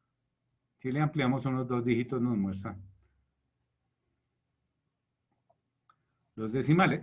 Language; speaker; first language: Spanish; native; Spanish